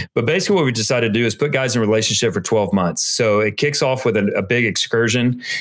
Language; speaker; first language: English; native; English